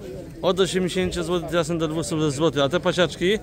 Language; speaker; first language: Polish; native; Polish